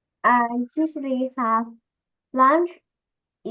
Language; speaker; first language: English; non-native, learner; Vietnamese